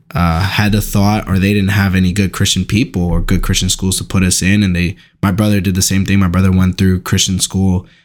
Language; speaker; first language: English; native; English